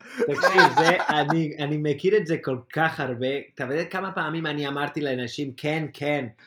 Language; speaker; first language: Hebrew; non-native, fluent; Spanish